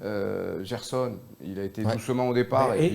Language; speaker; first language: French; native; French